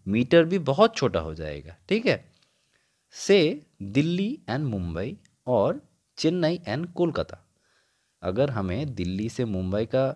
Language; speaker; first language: Hindi; non-native, local second language; Bangla